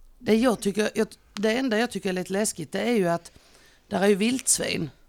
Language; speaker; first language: Swedish; native; Swedish